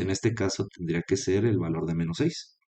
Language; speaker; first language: Spanish; native; Spanish